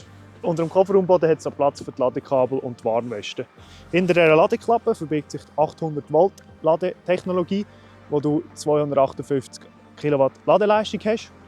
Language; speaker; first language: German; native; German